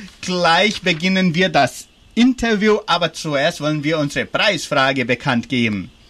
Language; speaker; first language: German; early bilingual, heritage; German